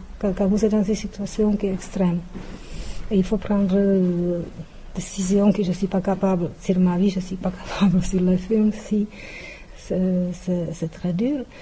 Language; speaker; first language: French; non-native, fluent; Czech